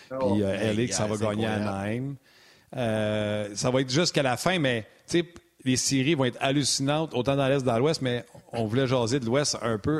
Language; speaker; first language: French; native; French